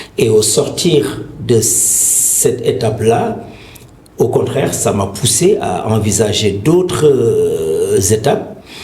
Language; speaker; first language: French; non-native, local second language; Wolof